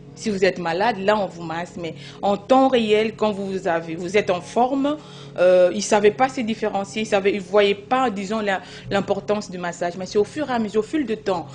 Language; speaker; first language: French; non-native, local second language; Lingala